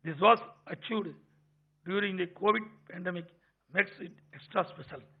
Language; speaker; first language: English; non-native, local second language; Tamil